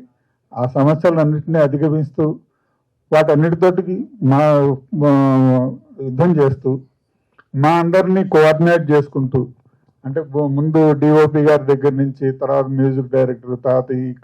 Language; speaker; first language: Telugu; native; Telugu